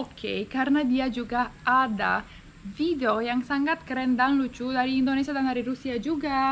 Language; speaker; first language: Indonesian; non-native, fluent; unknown